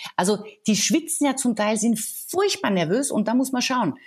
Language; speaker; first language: German; non-native, fluent; French